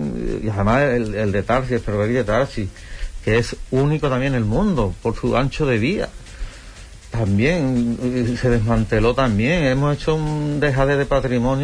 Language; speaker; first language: Spanish; native; Spanish